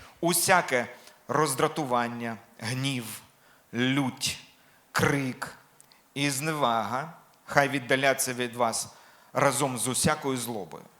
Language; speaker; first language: Ukrainian; non-native, local second language; Russian